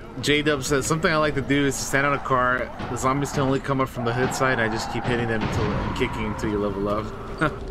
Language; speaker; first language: English; early bilingual, other home language; Spanish